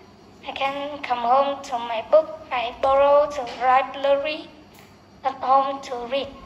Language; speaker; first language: English; non-native, learner; Vietnamese